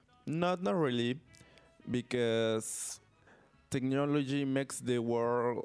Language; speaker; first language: English; non-native, learner; Spanish